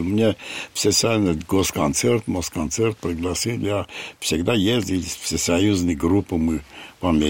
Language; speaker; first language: Russian; non-native, local second language; Armenian